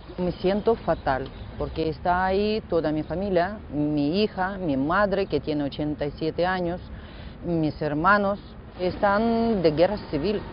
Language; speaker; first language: Spanish; non-native, fluent; Russian